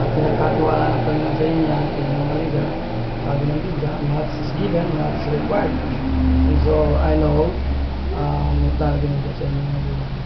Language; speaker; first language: Filipino; native; Filipino